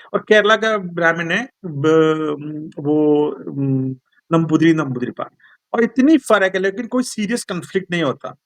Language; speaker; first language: Hindi; non-native, local second language; Malayalam